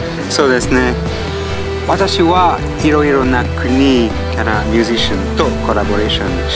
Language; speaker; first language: Japanese; non-native, learner; French